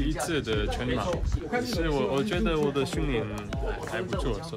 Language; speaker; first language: Chinese; non-native, fluent; English